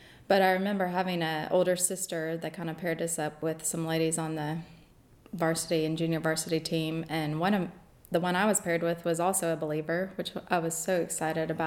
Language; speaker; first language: English; native; English